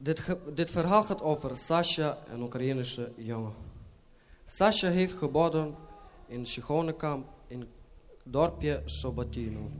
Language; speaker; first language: Dutch; non-native, fluent; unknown